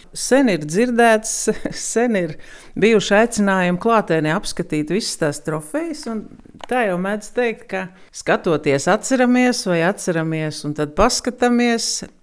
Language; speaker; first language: Latvian; native; Latvian